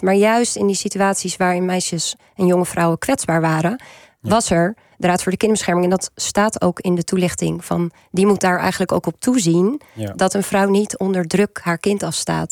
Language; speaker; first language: Dutch; native; Dutch